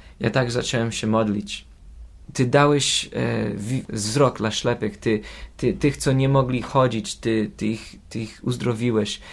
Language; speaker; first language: Polish; early bilingual, heritage; Polish